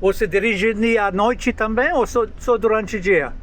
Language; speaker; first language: Portuguese; non-native, learner; English